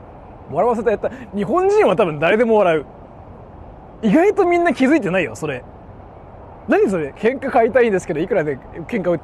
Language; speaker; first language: Japanese; native; Japanese